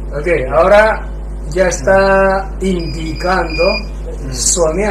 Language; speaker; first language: Spanish; non-native, fluent; Chinese